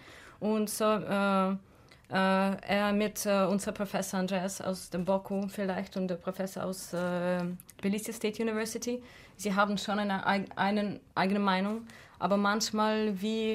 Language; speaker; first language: German; non-native, fluent; Russian